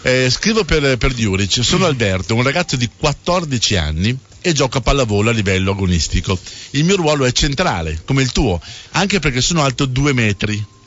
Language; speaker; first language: Italian; native; Italian